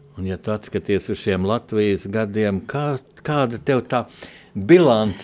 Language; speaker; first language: Latvian; native; Latvian